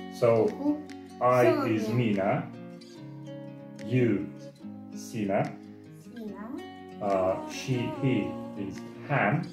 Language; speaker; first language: English; non-native, fluent; Russian